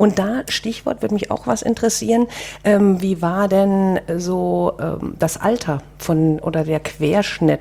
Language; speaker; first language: German; native; German